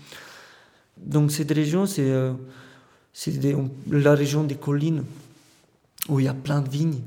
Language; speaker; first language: French; non-native, fluent; Romanian